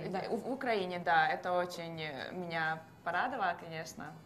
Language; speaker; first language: Russian; non-native, learner; Hungarian